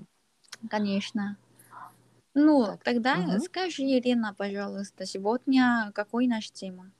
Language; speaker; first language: Russian; non-native, learner; Korean